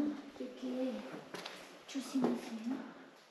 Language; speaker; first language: Korean; non-native, learner; Hmong